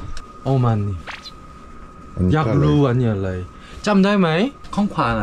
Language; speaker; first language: Thai; non-native, learner; Korean